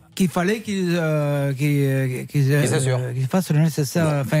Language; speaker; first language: French; native; French